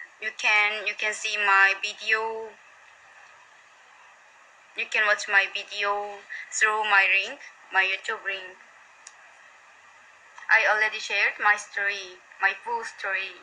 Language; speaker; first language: English; non-native, learner; Korean